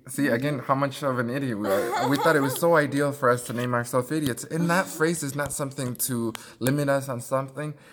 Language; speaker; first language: English; early bilingual, other home language; Spanish